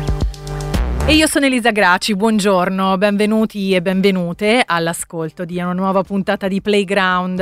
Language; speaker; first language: Italian; native; Italian